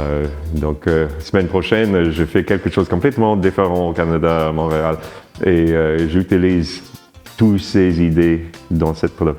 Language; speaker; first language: French; non-native, learner; English